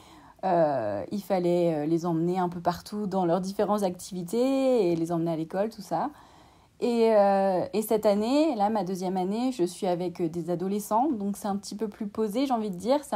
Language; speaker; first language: French; native; French